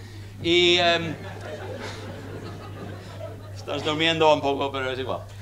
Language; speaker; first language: Spanish; non-native, learner; English